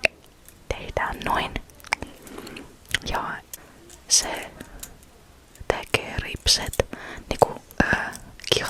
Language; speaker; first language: Finnish; non-native, fluent; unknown